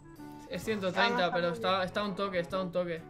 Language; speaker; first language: Spanish; native; Spanish